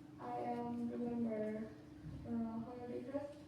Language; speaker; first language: English; non-native, learner; Vietnamese